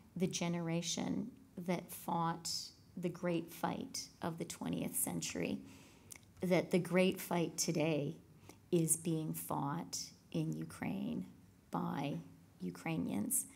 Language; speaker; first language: English; native; English